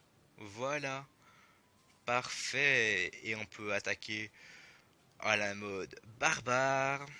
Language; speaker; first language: French; native; French